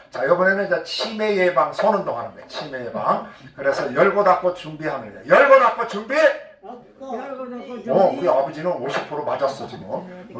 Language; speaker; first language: Korean; native; Korean